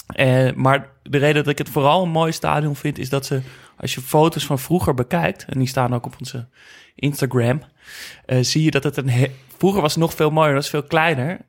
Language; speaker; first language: Dutch; native; Dutch